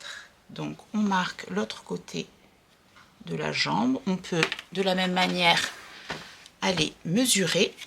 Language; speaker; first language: French; native; French